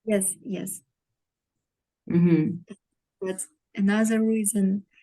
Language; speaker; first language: English; non-native, learner; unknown